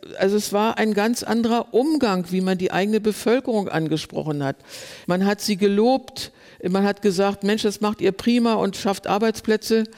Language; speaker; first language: German; native; German